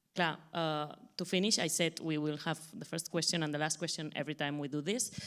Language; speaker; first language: English; non-native, fluent; Catalan